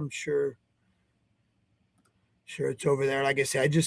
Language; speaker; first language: English; native; English